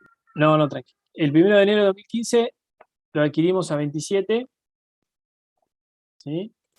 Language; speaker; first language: Spanish; native; Spanish